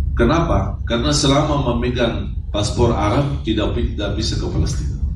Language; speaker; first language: Indonesian; non-native, fluent; Arabic